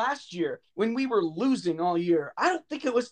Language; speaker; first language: English; native; English